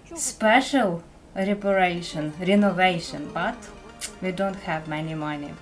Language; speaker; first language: English; non-native, fluent; Ukrainian